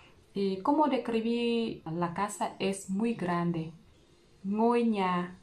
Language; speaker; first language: Spanish; non-native, learner; Vietnamese